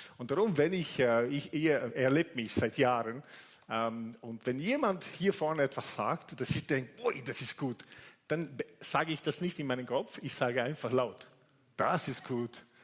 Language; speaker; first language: German; non-native, fluent; Italian